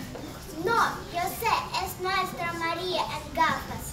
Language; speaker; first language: Spanish; non-native, learner; Russian